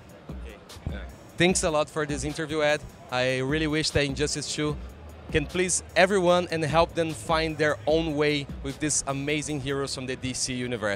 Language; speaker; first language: English; non-native, fluent; Portuguese